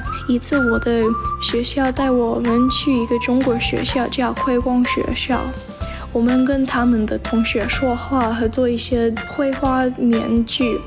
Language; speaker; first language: Chinese; non-native, learner; English